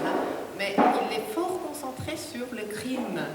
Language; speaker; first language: French; non-native, fluent; Korean